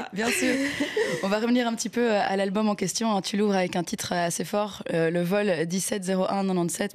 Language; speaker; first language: French; native; French